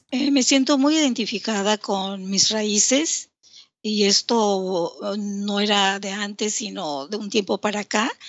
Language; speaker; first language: Spanish; native; Spanish